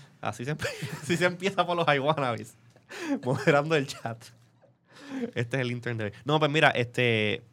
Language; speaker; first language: Spanish; native; Spanish